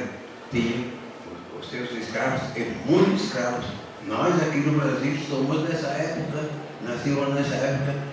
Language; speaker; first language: Portuguese; native; Portuguese